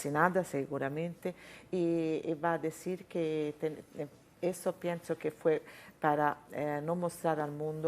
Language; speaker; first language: Spanish; non-native, fluent; Italian